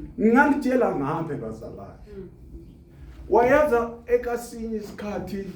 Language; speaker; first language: Zulu; non-native, local second language; Tsonga